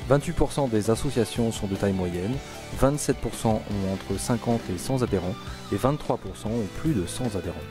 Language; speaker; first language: French; native; French